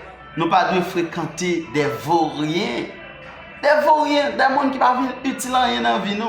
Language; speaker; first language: French; non-native, learner; Haitian Creole